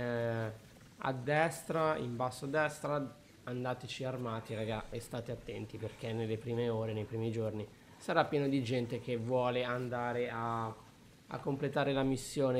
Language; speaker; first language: Italian; native; Italian